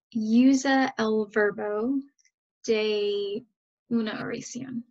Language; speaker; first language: Spanish; non-native, learner; English